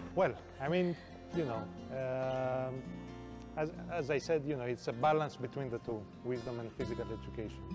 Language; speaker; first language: English; non-native, fluent; Greek